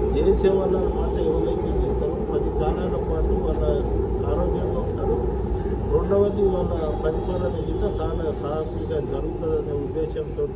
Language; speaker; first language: Telugu; non-native, local second language; Lambadi